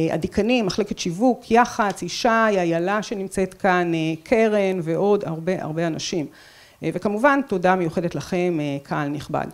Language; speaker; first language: Hebrew; native; Hebrew